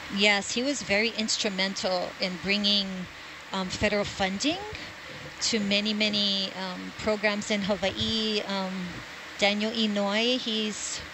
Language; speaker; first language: English; native; English